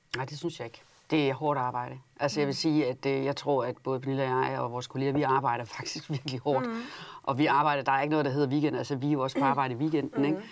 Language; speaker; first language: Danish; native; Danish